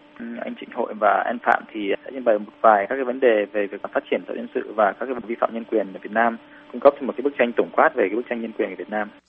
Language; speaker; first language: Vietnamese; native; Vietnamese